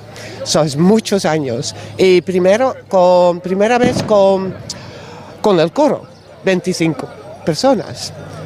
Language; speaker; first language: Spanish; non-native, learner; Dutch